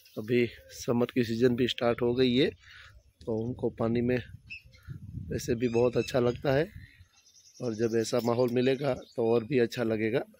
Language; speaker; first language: Hindi; non-native, local second language; Gujarati